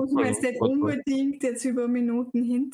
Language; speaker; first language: German; native; German